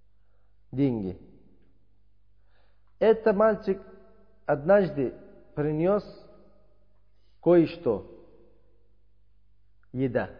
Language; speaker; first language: Russian; non-native, learner; Uzbek